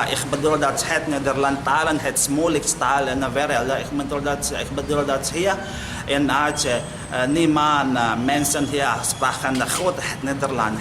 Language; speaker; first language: Dutch; non-native, learner; Indonesian